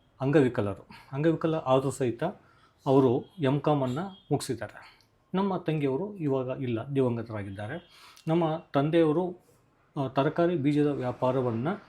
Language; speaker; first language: Kannada; native; Kannada